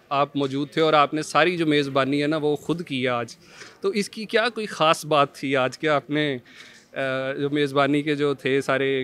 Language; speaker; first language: Urdu; non-native, local second language; Punjabi